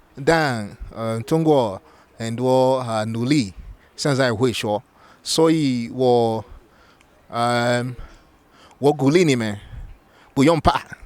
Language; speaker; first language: Chinese; non-native, fluent; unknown